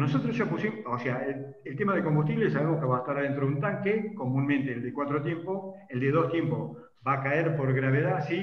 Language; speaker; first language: Spanish; native; Spanish